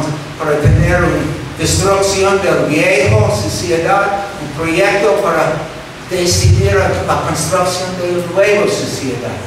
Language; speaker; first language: Spanish; non-native, fluent; English